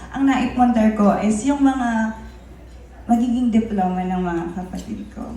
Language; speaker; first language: Filipino; non-native, local second language; Pampanga